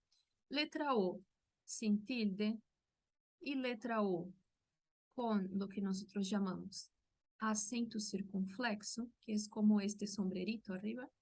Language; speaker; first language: Spanish; non-native, fluent; Portuguese